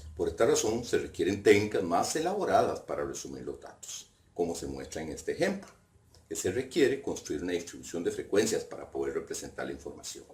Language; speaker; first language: Spanish; native; Spanish